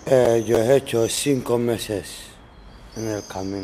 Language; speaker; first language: Spanish; non-native, learner; Arabic